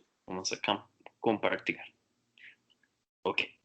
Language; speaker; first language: Spanish; non-native, learner; Portuguese